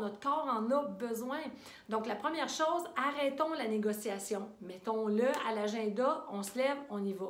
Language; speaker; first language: French; native; French